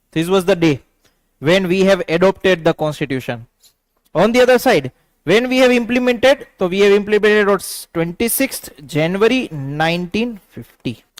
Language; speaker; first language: English; non-native, local second language; Gujarati